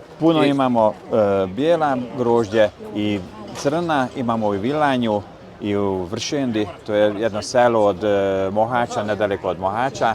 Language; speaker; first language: Bosnian; early bilingual, heritage; Croatian